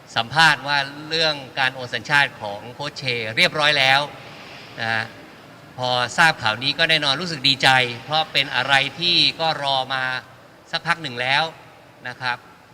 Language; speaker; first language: Thai; native; Thai